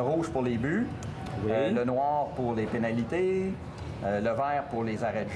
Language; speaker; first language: French; native; French